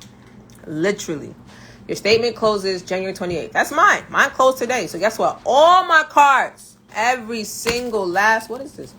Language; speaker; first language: English; native; English